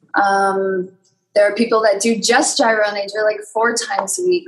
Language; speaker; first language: English; native; English